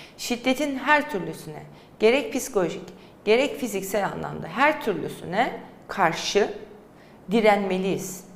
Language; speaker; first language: Turkish; native; Turkish